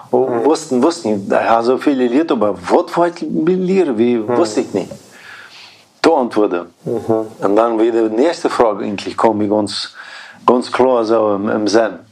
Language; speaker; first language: German; early bilingual, heritage; Plautdietsch